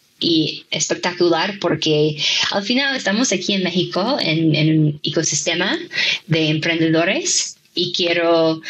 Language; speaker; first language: Spanish; non-native, fluent; English